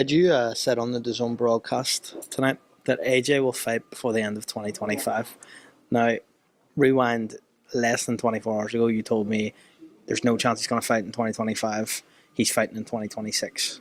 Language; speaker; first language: English; native; English